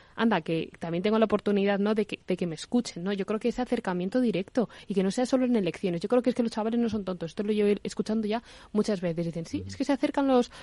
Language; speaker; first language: Spanish; native; Spanish